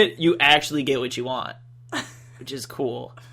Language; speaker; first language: English; native; English